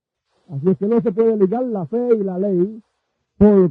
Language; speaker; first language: Spanish; native; Spanish